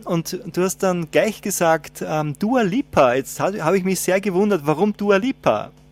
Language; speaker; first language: German; native; German